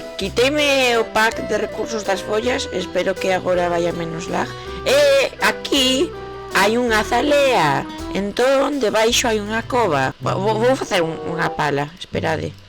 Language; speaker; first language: Galician; non-native, local second language; Spanish